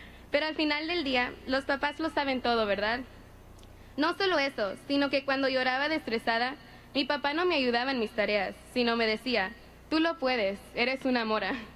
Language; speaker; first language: Spanish; early bilingual, heritage; Spanish